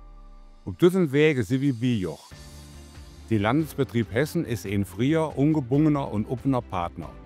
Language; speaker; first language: German; native; German